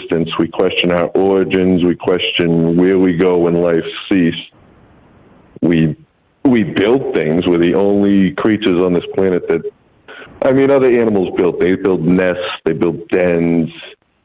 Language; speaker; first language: English; native; English